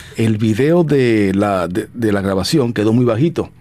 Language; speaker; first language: Spanish; native; Spanish